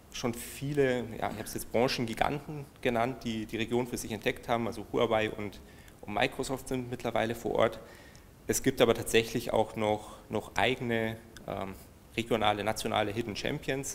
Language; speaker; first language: German; native; German